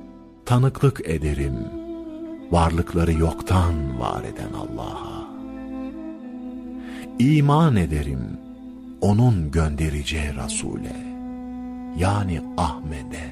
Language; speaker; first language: Turkish; native; Turkish